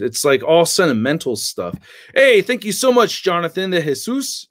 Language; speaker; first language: English; native; English